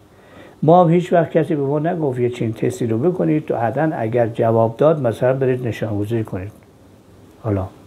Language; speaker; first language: Persian; native; Persian